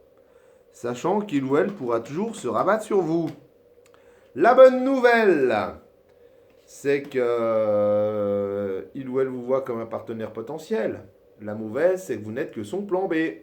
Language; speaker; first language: French; native; French